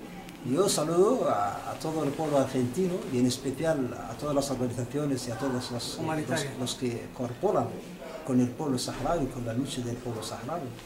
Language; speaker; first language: Spanish; non-native, fluent; Arabic